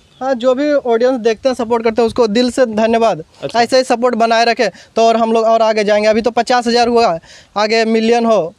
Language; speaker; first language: Hindi; native; Hindi